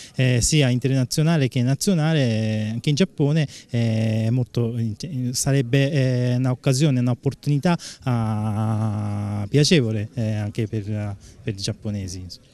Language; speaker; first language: Italian; non-native, fluent; Japanese